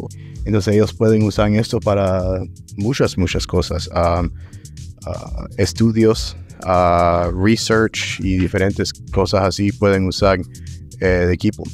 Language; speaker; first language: Spanish; early bilingual, heritage; English